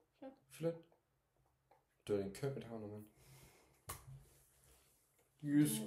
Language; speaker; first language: Danish; non-native, learner; Turkish